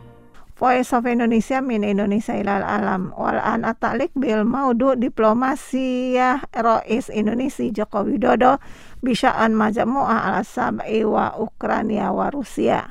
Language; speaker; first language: Arabic; non-native, learner; Indonesian